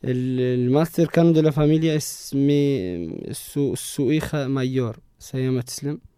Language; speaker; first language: Spanish; non-native, learner; Arabic